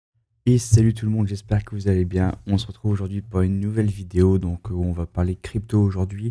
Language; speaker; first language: French; native; French